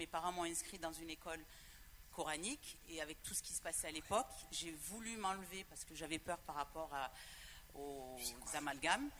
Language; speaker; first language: French; native; French